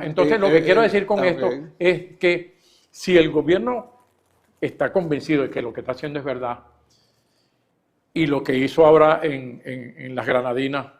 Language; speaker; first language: Spanish; native; Spanish